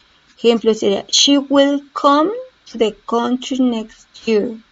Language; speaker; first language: English; non-native, learner; Spanish